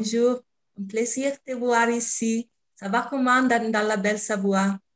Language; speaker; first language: French; non-native, fluent; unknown